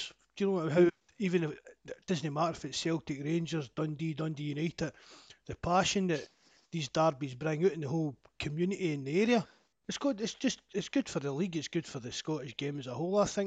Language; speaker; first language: English; native; English